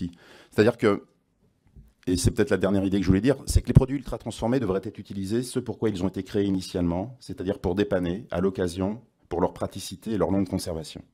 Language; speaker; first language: French; native; French